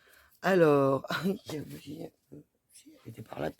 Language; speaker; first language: French; native; French